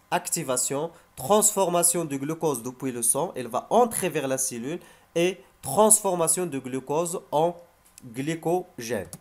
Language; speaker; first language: French; non-native, local second language; Arabic